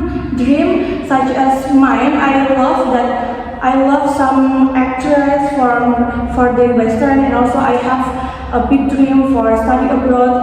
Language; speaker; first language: English; non-native, fluent; Indonesian